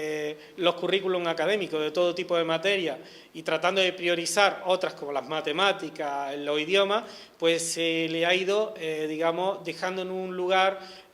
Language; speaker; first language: Spanish; native; Spanish